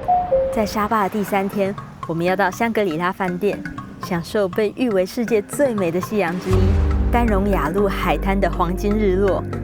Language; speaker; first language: Chinese; native; Chinese